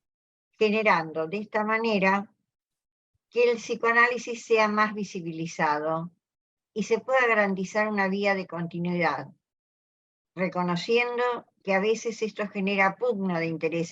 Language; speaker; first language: Spanish; native; Spanish